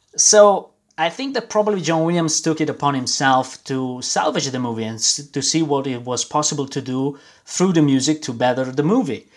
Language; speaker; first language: English; non-native, fluent; Italian